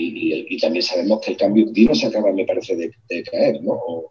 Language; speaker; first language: Spanish; native; Spanish